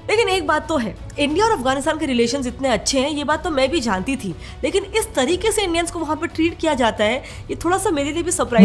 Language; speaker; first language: Hindi; native; Hindi